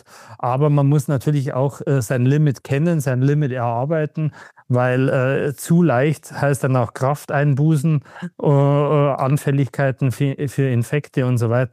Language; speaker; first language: German; native; German